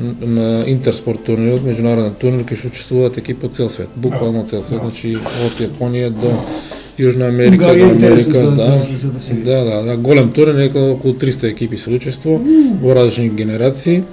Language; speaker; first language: Macedonian; native; Macedonian